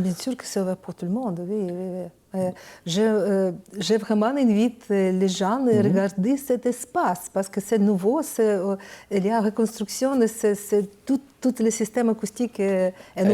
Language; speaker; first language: French; non-native, learner; Ukrainian